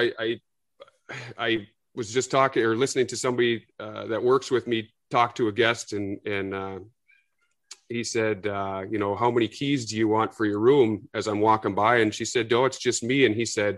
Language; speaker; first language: English; native; English